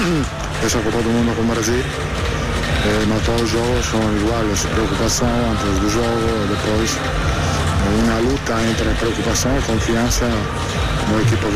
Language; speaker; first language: Portuguese; non-native, learner; Italian